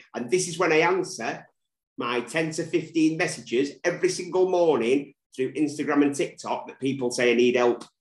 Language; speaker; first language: English; native; English